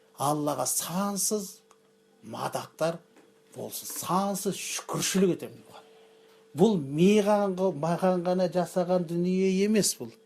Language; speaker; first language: Kazakh; early bilingual, heritage; Kazakh